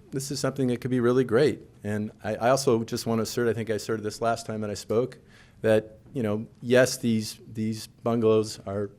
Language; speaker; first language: English; native; English